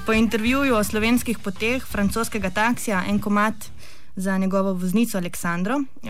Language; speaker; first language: Slovenian; native; Slovenian